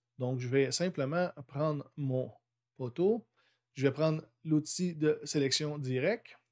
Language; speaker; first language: French; native; French